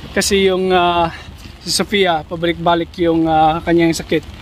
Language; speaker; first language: Filipino; non-native, local second language; Cebuano